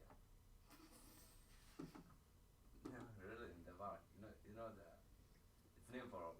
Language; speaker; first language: English; non-native, learner; Arabic